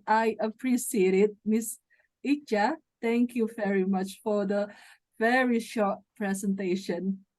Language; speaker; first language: English; non-native, fluent; Indonesian